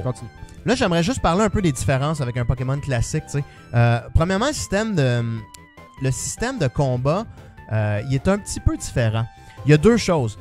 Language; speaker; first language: French; native; French